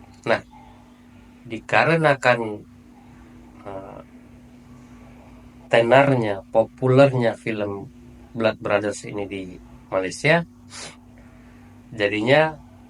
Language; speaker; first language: Indonesian; native; Indonesian